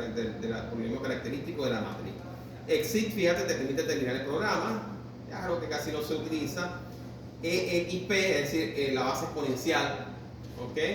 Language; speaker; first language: Spanish; native; Spanish